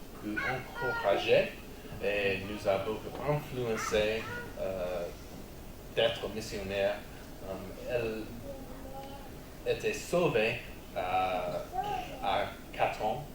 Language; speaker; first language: French; non-native, learner; English